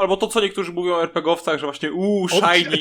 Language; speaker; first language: Polish; native; Polish